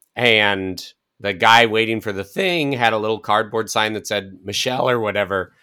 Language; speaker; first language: English; native; English